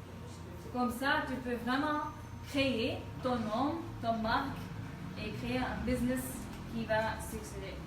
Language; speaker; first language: French; non-native, fluent; Dutch